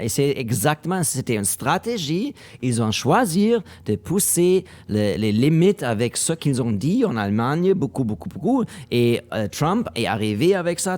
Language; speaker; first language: French; non-native, learner; German